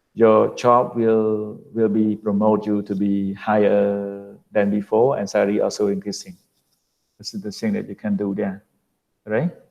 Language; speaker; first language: English; non-native, fluent; Khmer